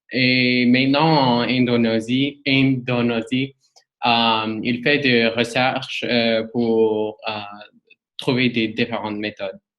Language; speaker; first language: French; non-native, learner; English